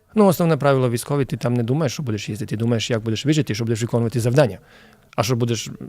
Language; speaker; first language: Ukrainian; non-native, fluent; Croatian